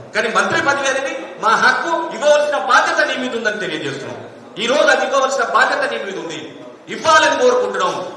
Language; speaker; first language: Telugu; non-native, local second language; Lambadi